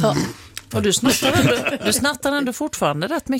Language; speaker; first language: Swedish; native; Swedish